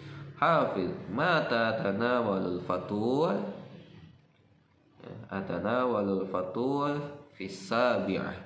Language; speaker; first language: Arabic; non-native, fluent; Indonesian